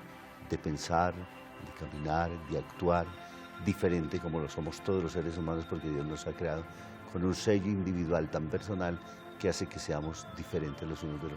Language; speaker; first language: Spanish; native; Spanish